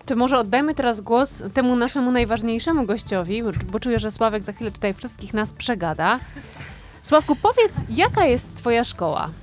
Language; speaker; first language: Polish; native; Polish